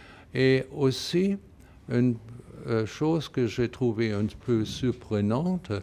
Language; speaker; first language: French; non-native, fluent; German